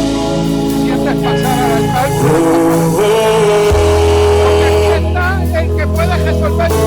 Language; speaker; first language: Spanish; native; Spanish